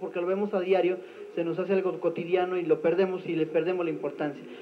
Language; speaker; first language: Spanish; native; Spanish